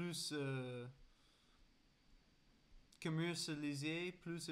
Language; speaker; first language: French; non-native, learner; English